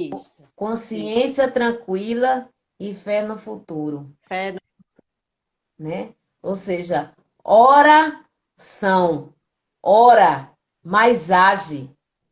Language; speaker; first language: Portuguese; native; Portuguese